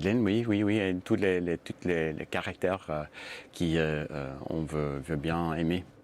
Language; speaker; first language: French; non-native, learner; English